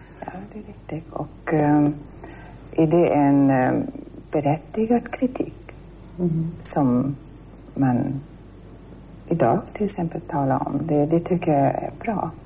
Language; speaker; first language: Swedish; non-native, fluent; German